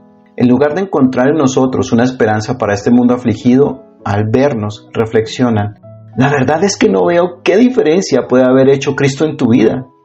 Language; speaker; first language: Spanish; native; Spanish